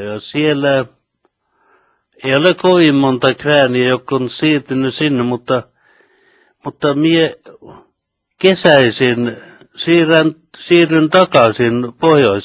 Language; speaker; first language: Finnish; early bilingual, heritage; Finnish